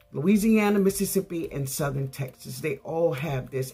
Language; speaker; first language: English; native; English